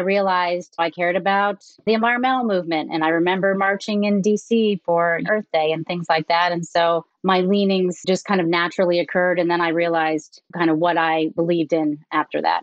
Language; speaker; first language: English; native; English